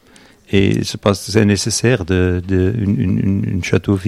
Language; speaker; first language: French; non-native, learner; Dutch